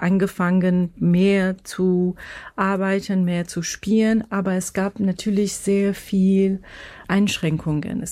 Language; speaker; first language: German; non-native, fluent; Persian